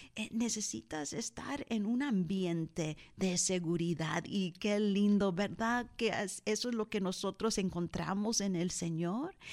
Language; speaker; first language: Spanish; early bilingual, heritage; Spanish